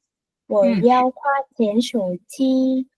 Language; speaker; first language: Chinese; non-native, learner; Vietnamese